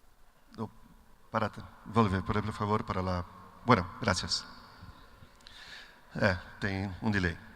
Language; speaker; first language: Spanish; non-native, learner; Portuguese